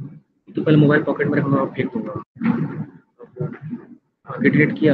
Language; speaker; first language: Hindi; native; Hindi